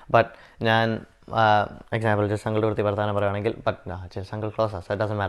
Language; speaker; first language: Malayalam; early bilingual, other home language; English